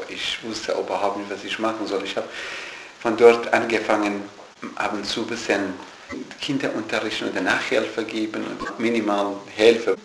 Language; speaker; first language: German; non-native, learner; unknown